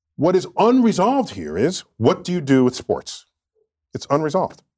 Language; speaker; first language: English; native; English